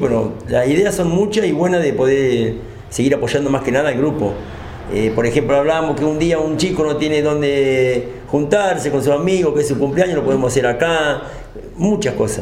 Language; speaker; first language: Spanish; native; Spanish